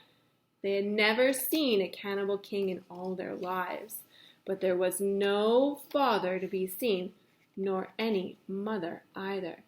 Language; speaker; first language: English; native; English